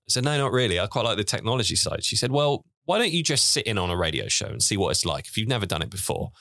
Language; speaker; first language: English; native; English